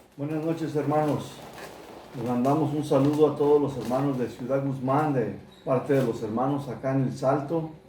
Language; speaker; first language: Spanish; early bilingual, heritage; Spanish